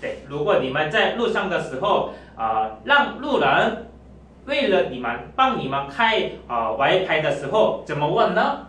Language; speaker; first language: Chinese; non-native, fluent; Korean